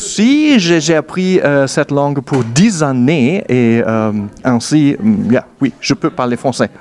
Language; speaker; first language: French; non-native, learner; German